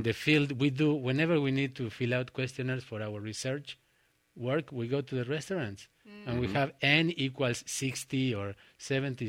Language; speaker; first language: English; non-native, fluent; Spanish